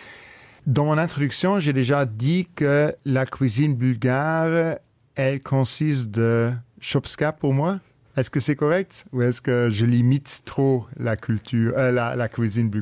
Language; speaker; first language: French; non-native, local second language; Luxembourgish